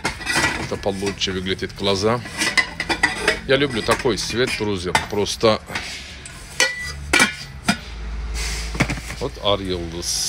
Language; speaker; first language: Russian; non-native, learner; Turkish